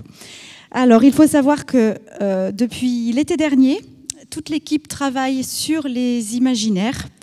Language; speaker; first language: French; native; French